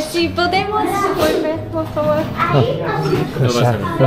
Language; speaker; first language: Spanish; non-native, learner; Korean